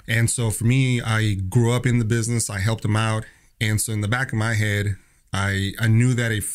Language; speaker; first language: English; native; English